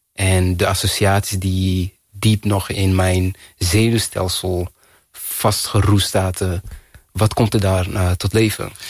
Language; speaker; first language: Dutch; early bilingual, other home language; Kinyarwanda